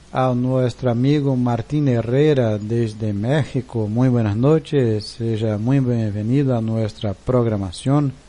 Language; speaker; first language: Spanish; non-native, learner; Portuguese